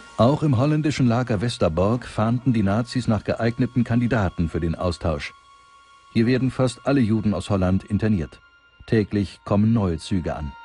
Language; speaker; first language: German; native; German